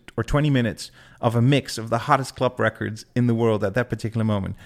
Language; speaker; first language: English; non-native, fluent; Dutch